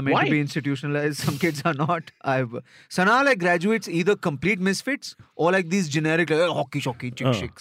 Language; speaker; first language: English; non-native, local second language; Hindi